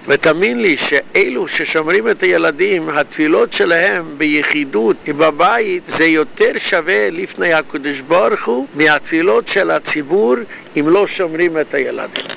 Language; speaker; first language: Hebrew; non-native, fluent; Yiddish